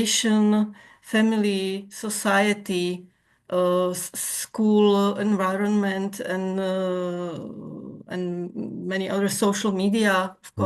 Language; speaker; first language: English; non-native, learner; Czech